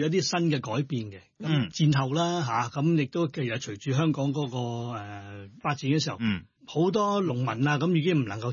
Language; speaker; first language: Cantonese; non-native, local second language; Hakka Chinese